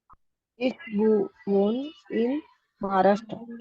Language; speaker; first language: German; non-native, learner; Marathi